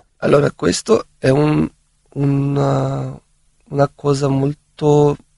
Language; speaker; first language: Italian; non-native, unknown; Portuguese